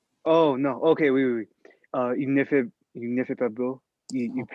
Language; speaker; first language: French; non-native, learner; English